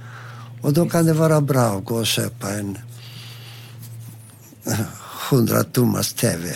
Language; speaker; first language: Swedish; non-native, fluent; Greek